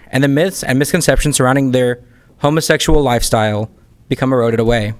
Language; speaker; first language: English; native; English